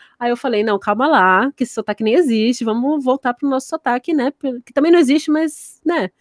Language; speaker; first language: Portuguese; native; Portuguese